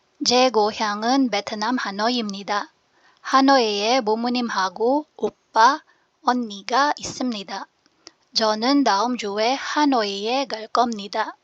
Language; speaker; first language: Korean; non-native, fluent; Filipino